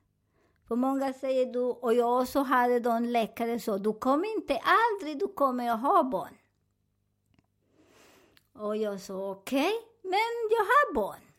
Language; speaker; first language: Swedish; non-native, learner; Spanish